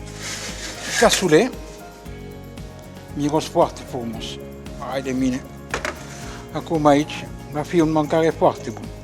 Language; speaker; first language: Romanian; non-native, fluent; French